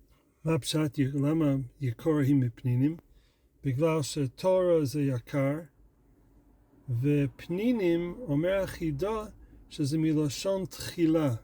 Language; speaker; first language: Hebrew; non-native, fluent; English